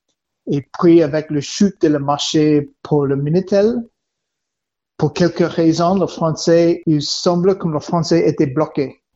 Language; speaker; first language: French; non-native, learner; English